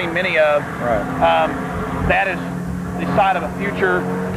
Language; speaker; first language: English; native; English